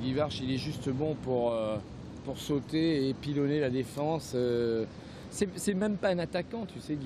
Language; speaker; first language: French; native; French